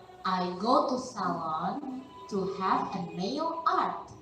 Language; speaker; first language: English; non-native, fluent; Indonesian